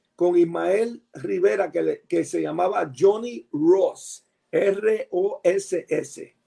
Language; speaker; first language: Spanish; early bilingual, heritage; Spanish